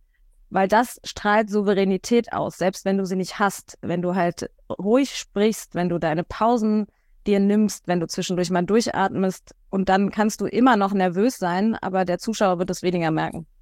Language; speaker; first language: German; native; German